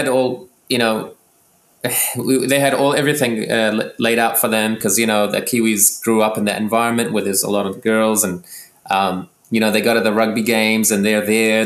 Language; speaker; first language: English; early bilingual, other home language; Arabic